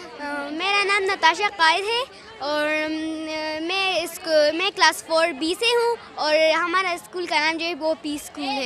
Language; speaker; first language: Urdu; non-native, local second language; Pashto